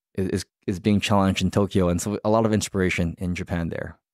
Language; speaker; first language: English; native; English